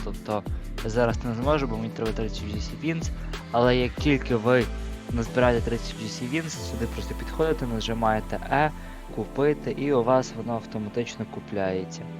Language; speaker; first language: Ukrainian; native; Ukrainian